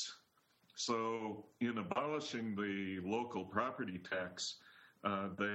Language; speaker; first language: English; native; English